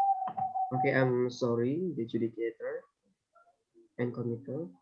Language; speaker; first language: English; non-native, learner; Indonesian